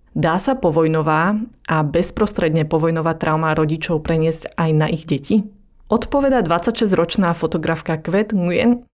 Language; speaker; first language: Slovak; early bilingual, other home language; Vietnamese